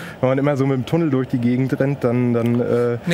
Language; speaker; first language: German; native; German